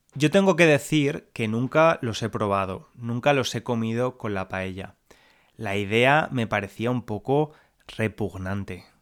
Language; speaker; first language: Spanish; native; Spanish